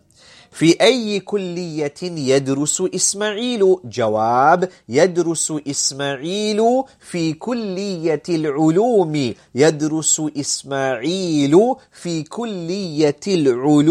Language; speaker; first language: Arabic; non-native, fluent; English